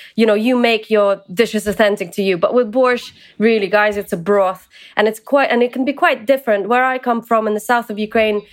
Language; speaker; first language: English; early bilingual, other home language; Ukrainian